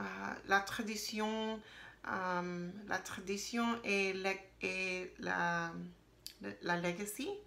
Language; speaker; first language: French; non-native, learner; English